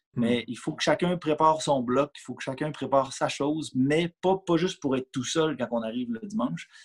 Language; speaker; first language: French; native; French